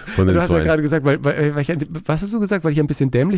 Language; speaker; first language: German; native; German